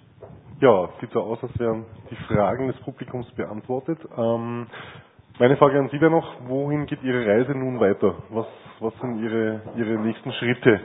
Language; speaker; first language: German; native; German